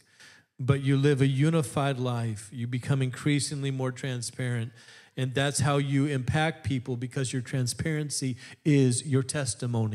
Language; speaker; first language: English; native; English